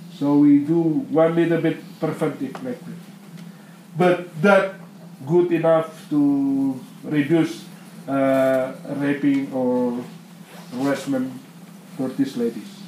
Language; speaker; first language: English; non-native, learner; Indonesian